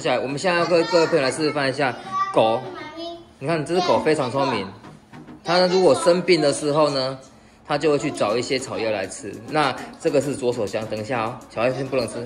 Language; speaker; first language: Chinese; native; Chinese